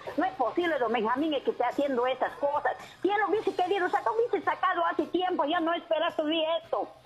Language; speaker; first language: Spanish; native; Spanish